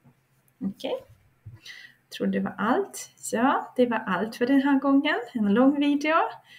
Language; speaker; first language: Swedish; non-native, fluent; Russian